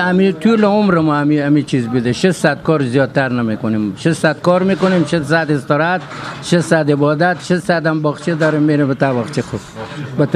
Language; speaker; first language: Persian; native; Persian